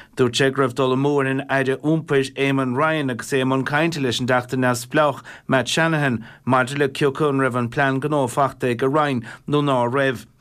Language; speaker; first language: Irish; native; Irish